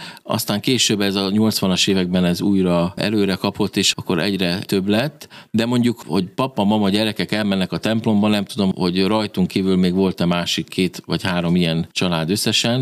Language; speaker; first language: Hungarian; native; Hungarian